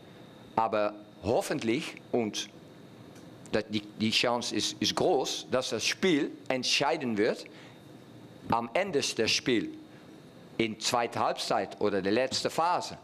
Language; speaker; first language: German; non-native, fluent; Dutch